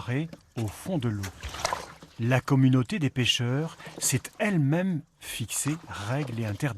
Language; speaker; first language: French; native; French